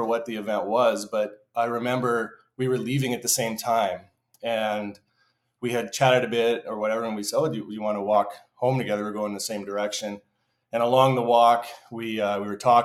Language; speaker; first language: English; native; English